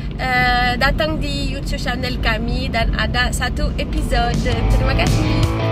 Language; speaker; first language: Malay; non-native, learner; French